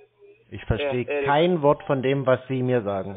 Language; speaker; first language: German; native; German